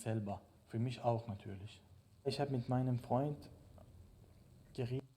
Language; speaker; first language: German; non-native, fluent; Persian